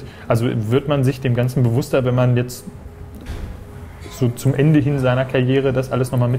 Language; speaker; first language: German; native; German